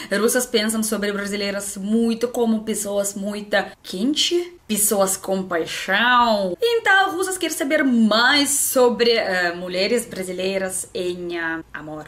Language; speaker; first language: Portuguese; non-native, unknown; Russian